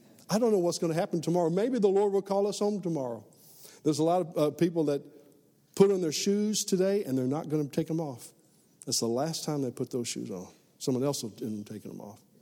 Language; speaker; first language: English; native; English